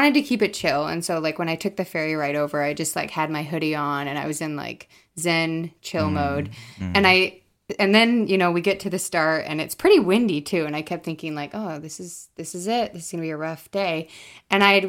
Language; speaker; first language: English; native; English